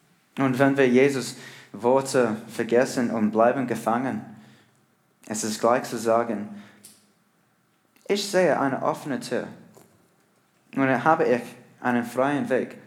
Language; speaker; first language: German; non-native, learner; English